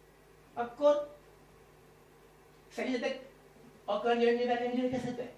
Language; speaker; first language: Hungarian; non-native, learner; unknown